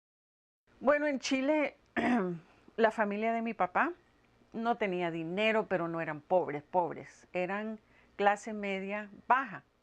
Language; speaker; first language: Spanish; early bilingual, heritage; Spanish